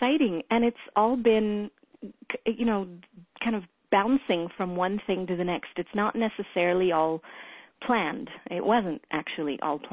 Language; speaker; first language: English; early bilingual, other home language; Hebrew